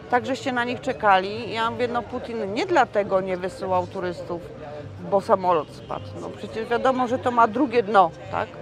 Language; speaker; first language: Polish; native; Polish